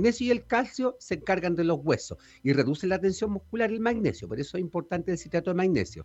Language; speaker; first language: Spanish; native; Spanish